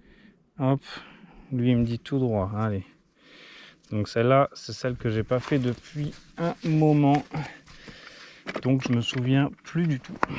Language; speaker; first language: French; native; French